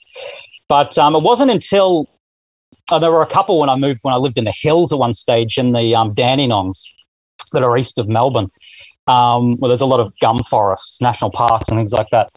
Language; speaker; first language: English; native; English